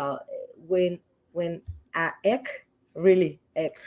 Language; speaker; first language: English; non-native, learner; Spanish